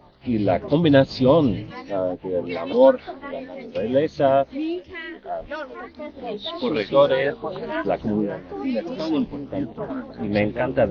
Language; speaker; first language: Spanish; non-native, fluent; English